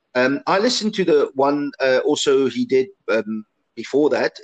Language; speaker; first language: English; early bilingual, other home language; Italian